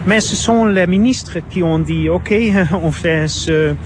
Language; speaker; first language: French; non-native, fluent; Dutch